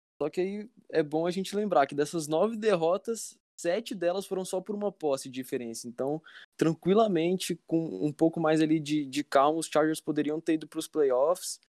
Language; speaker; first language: Portuguese; native; Portuguese